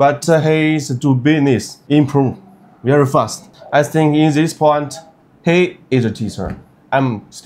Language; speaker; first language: English; non-native, learner; Chinese